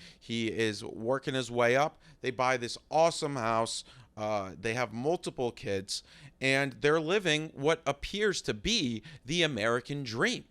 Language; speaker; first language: English; native; English